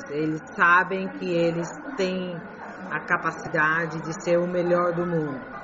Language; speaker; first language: Portuguese; early bilingual, heritage; Portuguese